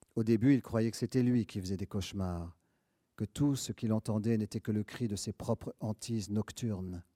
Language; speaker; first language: French; native; French